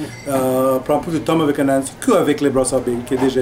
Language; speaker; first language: French; non-native, fluent; English